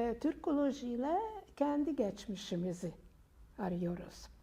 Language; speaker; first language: Turkish; non-native, fluent; Hungarian